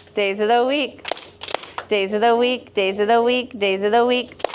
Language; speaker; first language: English; native; English